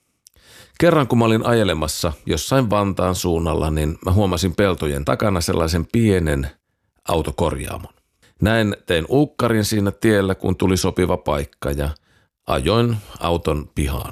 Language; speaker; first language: Finnish; native; Finnish